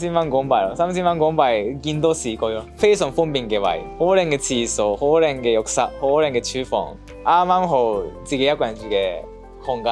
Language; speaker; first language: Cantonese; non-native, fluent; Japanese